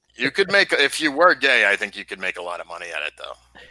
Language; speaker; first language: English; native; English